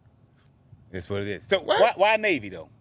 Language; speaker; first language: English; native; English